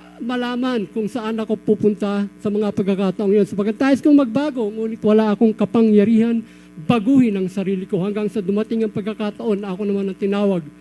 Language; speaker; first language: Filipino; native; Filipino